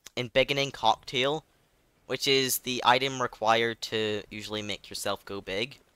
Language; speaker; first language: English; native; English